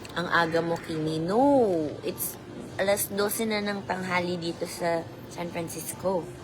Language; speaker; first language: Filipino; non-native, local second language; Cebuano